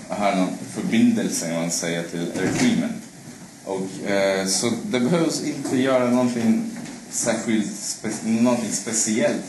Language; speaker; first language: Swedish; non-native, fluent; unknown